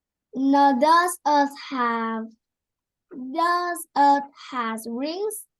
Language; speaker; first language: English; non-native, learner; Vietnamese